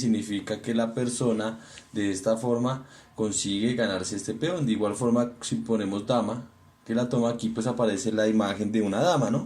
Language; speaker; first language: Spanish; native; Spanish